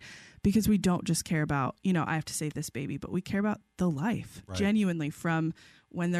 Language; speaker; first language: English; native; English